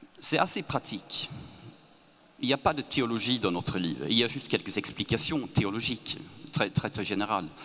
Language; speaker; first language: French; non-native, fluent; Swedish